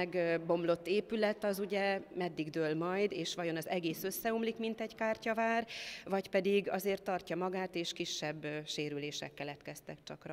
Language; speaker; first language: Hungarian; native; Hungarian